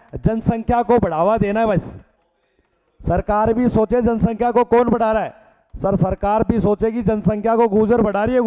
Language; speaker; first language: Hindi; native; Hindi